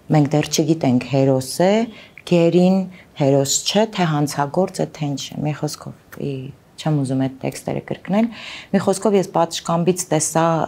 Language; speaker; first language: Armenian; native; Armenian